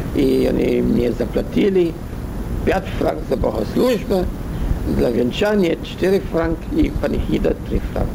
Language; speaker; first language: Russian; non-native, learner; French